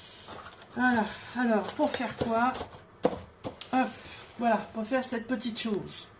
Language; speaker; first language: French; native; French